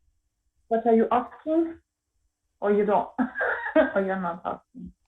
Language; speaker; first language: English; non-native, fluent; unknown